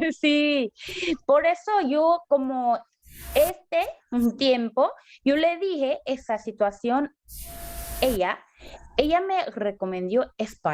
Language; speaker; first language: Spanish; non-native, learner; Korean